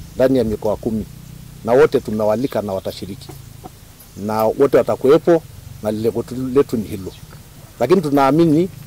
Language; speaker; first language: Swahili; non-native, local second language; Masai